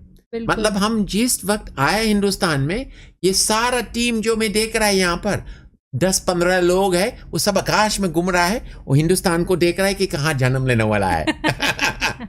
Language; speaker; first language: Hindi; non-native, fluent; English